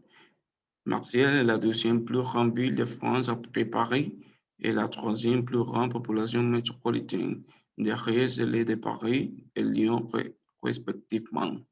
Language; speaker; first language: French; non-native, learner; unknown